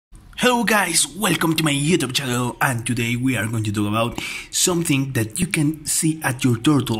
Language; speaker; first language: English; non-native, fluent; Spanish